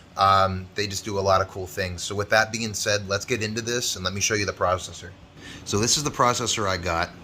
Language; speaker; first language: English; native; English